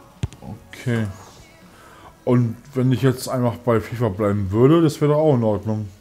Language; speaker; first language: German; native; German